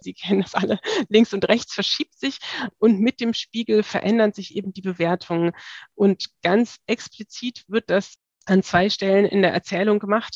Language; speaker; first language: German; native; German